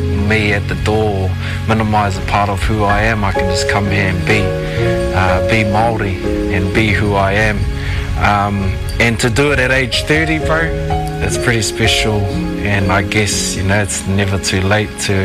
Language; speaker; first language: English; non-native, local second language; Māori